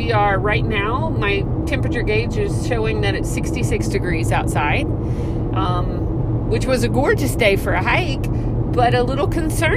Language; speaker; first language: English; native; English